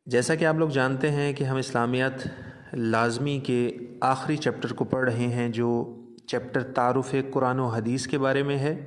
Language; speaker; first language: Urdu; non-native, local second language; Punjabi